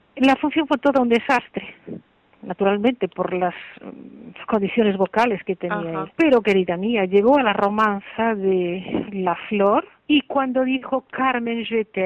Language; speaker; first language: Spanish; native; Spanish